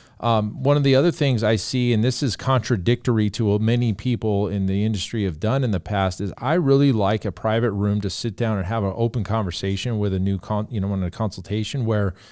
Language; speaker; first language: English; native; English